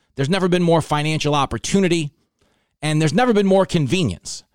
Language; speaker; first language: English; native; English